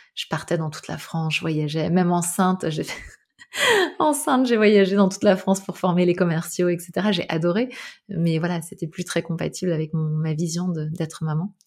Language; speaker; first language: French; native; French